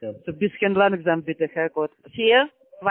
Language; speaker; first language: German; non-native, learner; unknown